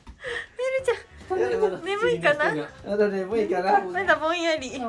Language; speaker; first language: Japanese; native; Japanese